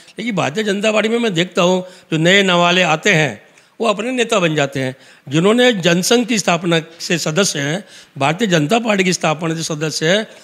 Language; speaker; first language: Hindi; native; Hindi